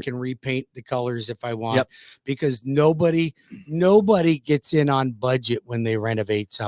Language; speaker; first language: English; native; English